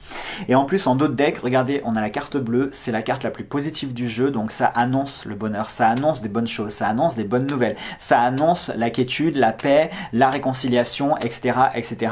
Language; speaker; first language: French; native; French